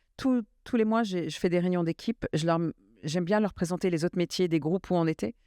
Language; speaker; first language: French; early bilingual, other home language; Arabic